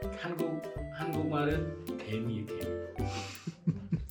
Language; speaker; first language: Korean; non-native, learner; Khmer